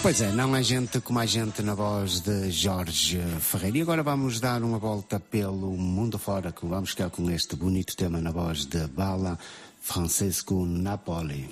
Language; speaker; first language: Portuguese; native; Portuguese